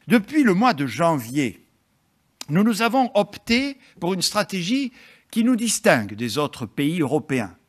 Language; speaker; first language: French; native; French